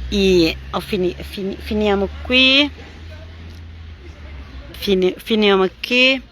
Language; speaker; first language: Italian; non-native, fluent; Portuguese